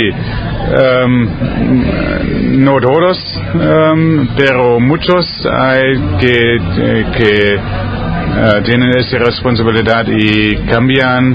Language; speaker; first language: Spanish; non-native, learner; German